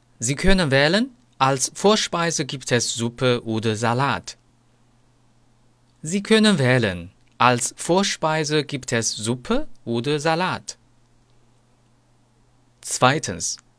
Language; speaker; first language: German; non-native, fluent; Chinese